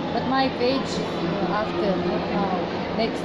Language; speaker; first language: English; non-native, learner; Turkish